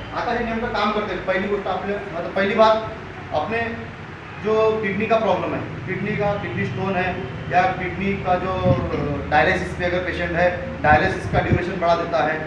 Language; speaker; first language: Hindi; non-native, local second language; Marathi